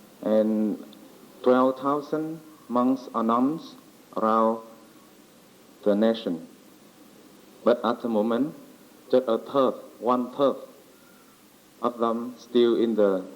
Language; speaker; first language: English; non-native, learner; Vietnamese